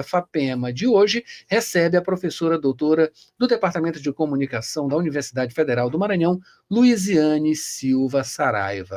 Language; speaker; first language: Portuguese; native; Portuguese